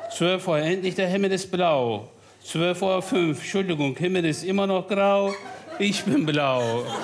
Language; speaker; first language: German; non-native, fluent; Turkish